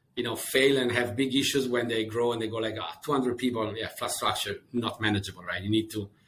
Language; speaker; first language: English; non-native, fluent; Italian